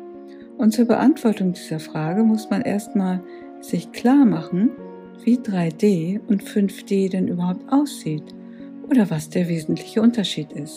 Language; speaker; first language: German; native; German